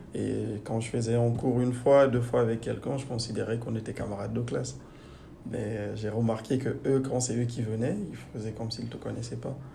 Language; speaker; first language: French; non-native, local second language; Fula